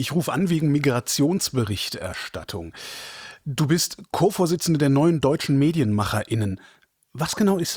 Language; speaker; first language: German; native; German